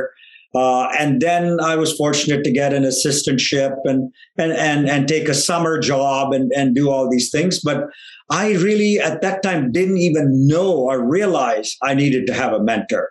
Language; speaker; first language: English; non-native, local second language; Tamil